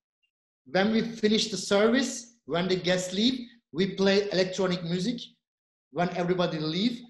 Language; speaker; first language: English; non-native, fluent; Turkish